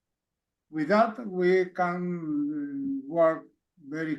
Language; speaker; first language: English; non-native, learner; Spanish